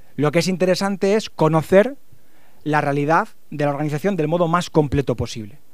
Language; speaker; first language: Spanish; native; Spanish